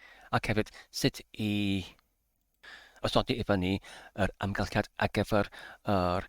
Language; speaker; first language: Welsh; non-native, fluent; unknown